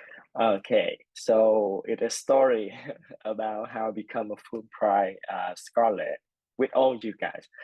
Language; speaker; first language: English; non-native, fluent; Vietnamese